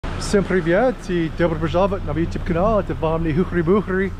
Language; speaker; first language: Russian; non-native, learner; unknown